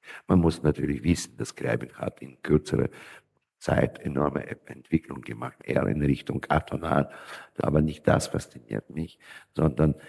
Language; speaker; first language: German; non-native, fluent; Russian